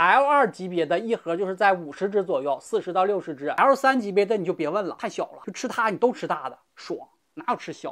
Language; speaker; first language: Chinese; native; Chinese